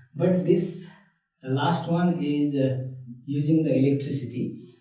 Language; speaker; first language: English; non-native, local second language; Nepali